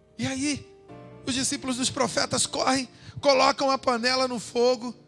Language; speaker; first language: Portuguese; native; Portuguese